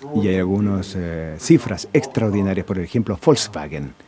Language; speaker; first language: Spanish; non-native, fluent; English